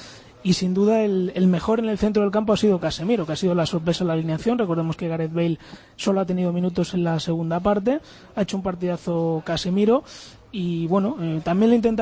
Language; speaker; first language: Spanish; native; Spanish